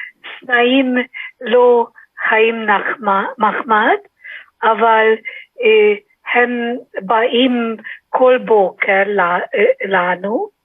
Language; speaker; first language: Hebrew; non-native, learner; German